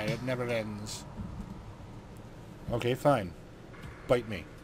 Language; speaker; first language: English; native; English